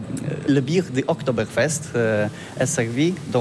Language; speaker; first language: French; non-native, learner; Polish